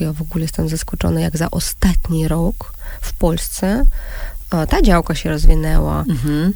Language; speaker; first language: Polish; non-native, fluent; Russian